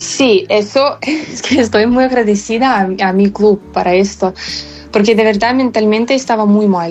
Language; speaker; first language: Spanish; non-native, fluent; Ukrainian